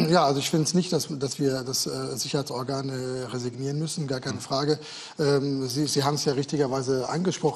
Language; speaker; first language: German; native; German